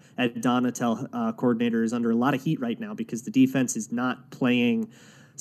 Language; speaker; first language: English; native; English